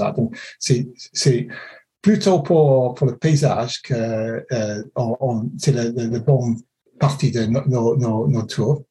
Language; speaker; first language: French; non-native, fluent; English